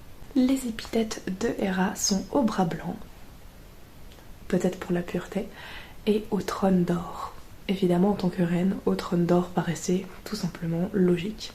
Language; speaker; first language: French; native; French